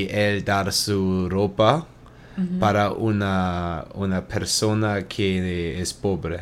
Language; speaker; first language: Spanish; non-native, learner; German